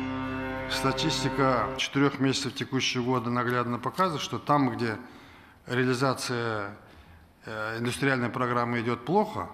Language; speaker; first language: Russian; non-native, local second language; Kazakh